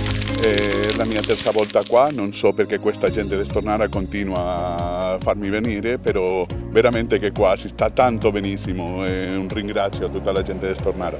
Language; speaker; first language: Italian; non-native, fluent; Spanish